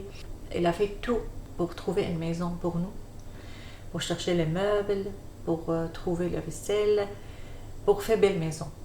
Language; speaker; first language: French; non-native, learner; Arabic